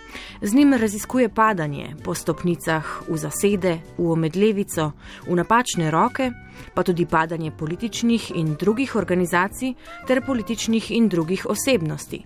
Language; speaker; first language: Slovenian; native; Slovenian